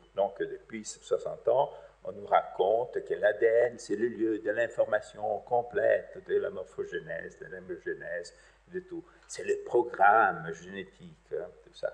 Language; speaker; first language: French; native; French